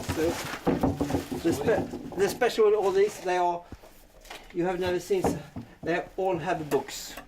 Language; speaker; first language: English; non-native, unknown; Swedish